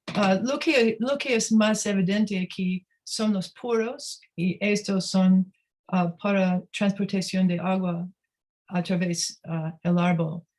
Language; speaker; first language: Spanish; non-native, learner; English